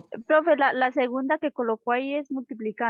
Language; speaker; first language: Spanish; native; Spanish